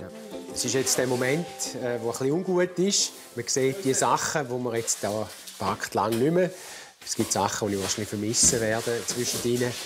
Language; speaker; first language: German; native; German